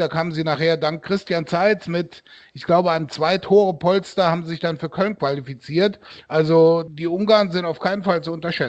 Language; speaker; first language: German; native; German